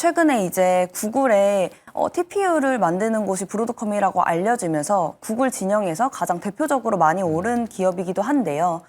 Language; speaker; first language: Korean; native; Korean